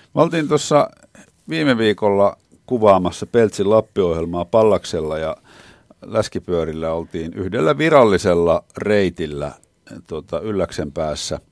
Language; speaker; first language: Finnish; native; Finnish